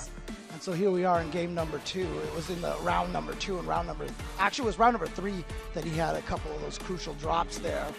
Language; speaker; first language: English; native; English